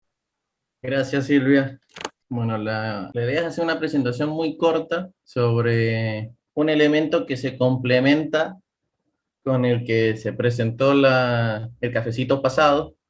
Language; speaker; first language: Spanish; native; Spanish